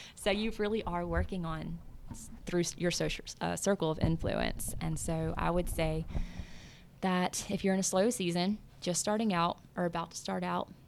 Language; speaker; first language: English; native; English